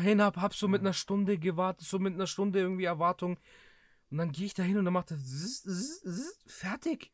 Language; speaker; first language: German; early bilingual, other home language; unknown